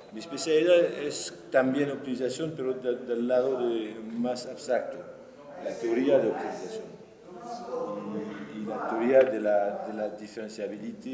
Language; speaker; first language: Spanish; non-native, fluent; French